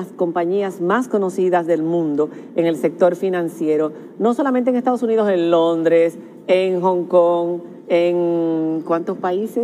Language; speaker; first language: Spanish; native; Spanish